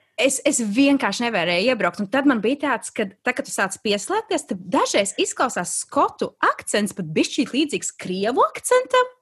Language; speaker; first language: Latvian; native; Latvian